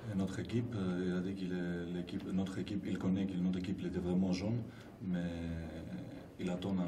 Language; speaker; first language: French; non-native, learner; Greek